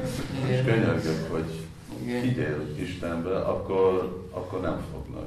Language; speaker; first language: Hungarian; non-native, fluent; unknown